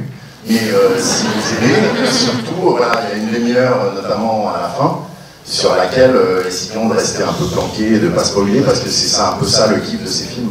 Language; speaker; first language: French; native; French